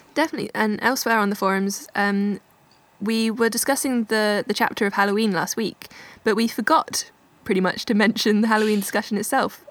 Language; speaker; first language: English; native; English